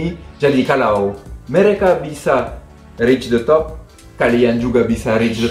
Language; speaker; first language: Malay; non-native, learner; French